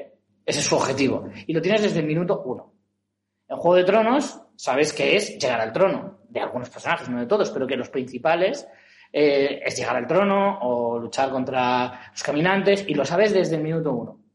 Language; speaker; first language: Spanish; native; Spanish